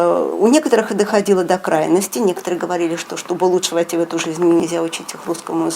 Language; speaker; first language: Russian; native; Russian